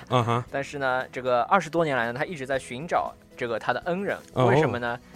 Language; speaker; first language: Chinese; native; Chinese